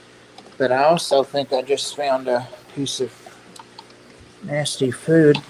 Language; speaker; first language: English; native; English